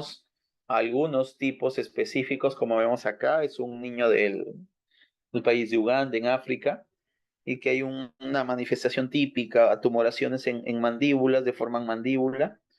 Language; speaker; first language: Spanish; native; Spanish